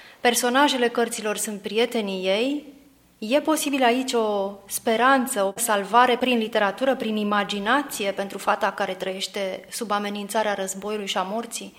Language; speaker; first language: Romanian; native; Romanian